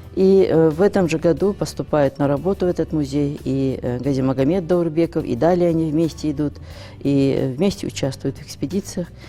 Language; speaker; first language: Russian; non-native, local second language; Ingush